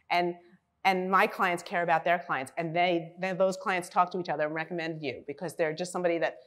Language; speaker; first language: English; native; English